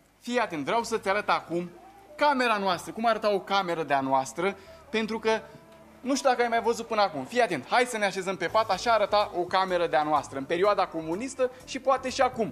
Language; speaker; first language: Romanian; native; Romanian